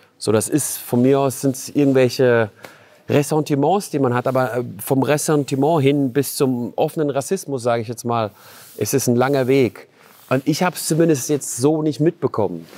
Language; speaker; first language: German; early bilingual, other home language; Turkish